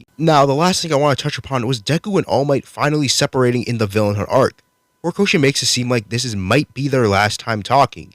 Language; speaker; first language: English; native; English